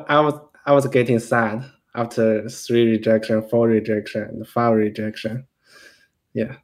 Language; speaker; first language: English; non-native, fluent; Chinese